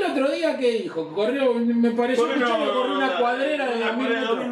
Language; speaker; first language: Spanish; native; Spanish